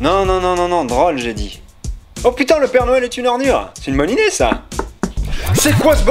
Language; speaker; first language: French; native; French